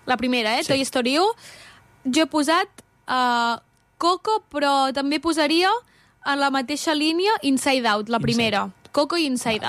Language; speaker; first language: Catalan; native; Catalan